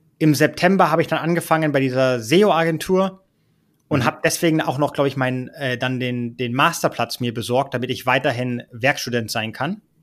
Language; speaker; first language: German; early bilingual, heritage; German